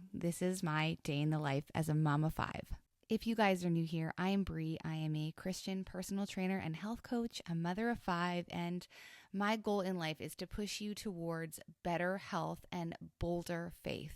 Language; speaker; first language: English; native; English